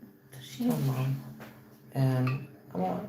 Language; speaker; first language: Turkish; non-native, learner; Filipino